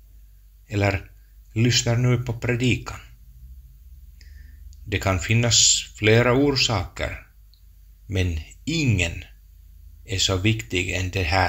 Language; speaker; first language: Swedish; non-native, local second language; Finnish